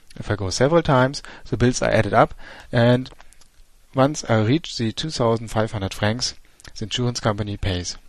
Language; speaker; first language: English; non-native, fluent; German